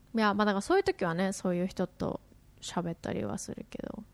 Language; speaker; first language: Japanese; early bilingual, heritage; Japanese